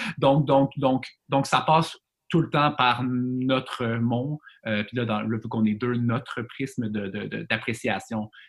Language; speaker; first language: French; native; French